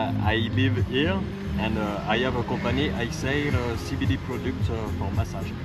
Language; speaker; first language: English; non-native, learner; French